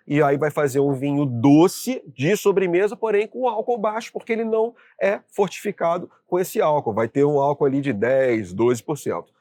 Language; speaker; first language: Portuguese; native; Portuguese